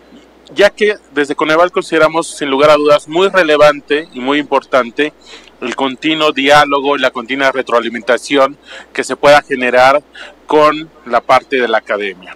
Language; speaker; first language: Spanish; native; Spanish